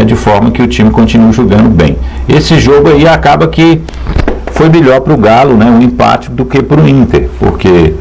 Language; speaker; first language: Portuguese; native; Portuguese